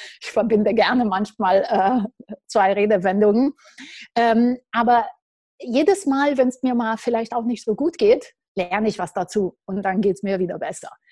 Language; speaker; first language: German; non-native, fluent; Romanian